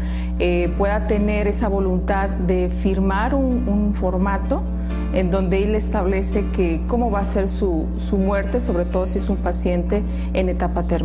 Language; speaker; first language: Spanish; native; Spanish